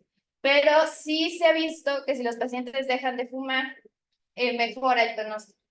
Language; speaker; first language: Spanish; native; Spanish